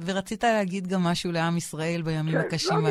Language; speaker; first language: Hebrew; native; Hebrew